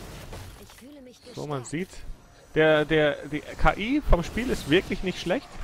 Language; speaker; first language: German; native; German